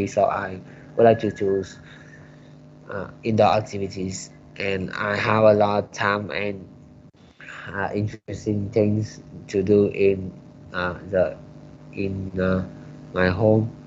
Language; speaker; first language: English; non-native, learner; Vietnamese